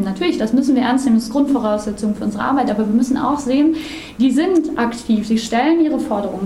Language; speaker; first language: German; native; German